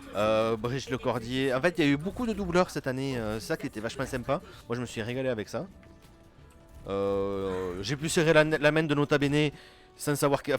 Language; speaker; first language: French; native; French